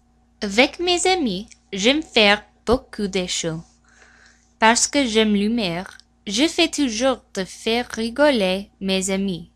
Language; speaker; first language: French; non-native, learner; English